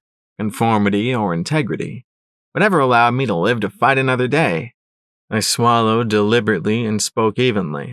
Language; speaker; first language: English; native; English